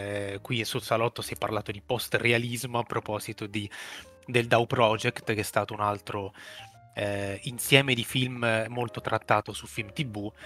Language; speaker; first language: Italian; native; Italian